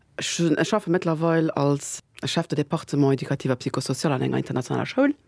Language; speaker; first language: Luxembourgish; early bilingual, other home language; Spanish